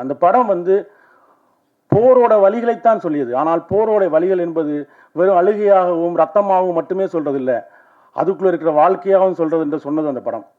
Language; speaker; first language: Tamil; native; Tamil